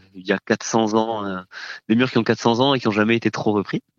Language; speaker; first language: French; native; French